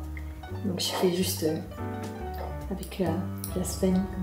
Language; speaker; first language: French; non-native, fluent; Japanese